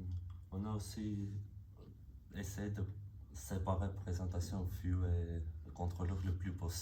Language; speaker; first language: French; non-native, learner; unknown